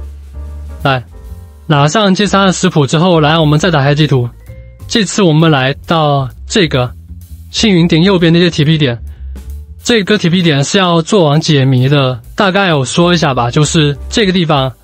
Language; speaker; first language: Chinese; native; Chinese